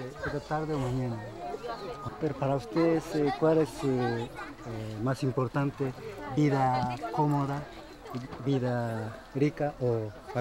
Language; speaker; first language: Spanish; non-native, learner; Japanese